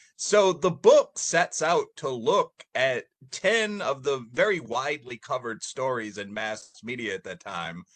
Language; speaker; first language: English; native; English